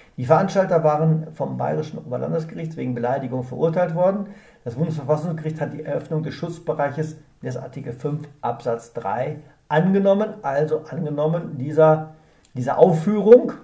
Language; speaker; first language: German; native; German